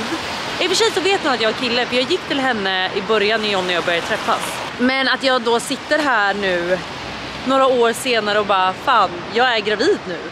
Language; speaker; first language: Swedish; native; Swedish